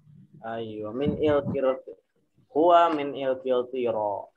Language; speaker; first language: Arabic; non-native, fluent; Indonesian